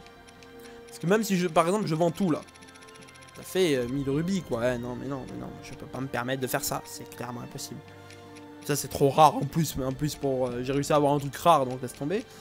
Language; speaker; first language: French; native; French